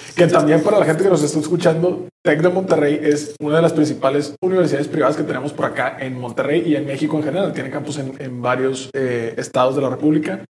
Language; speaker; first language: Spanish; native; Spanish